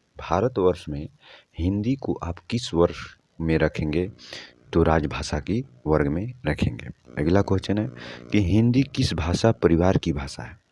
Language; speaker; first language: Hindi; native; Hindi